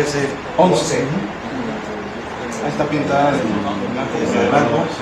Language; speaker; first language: Spanish; native; Spanish